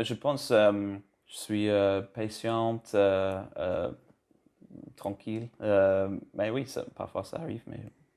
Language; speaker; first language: French; non-native, learner; English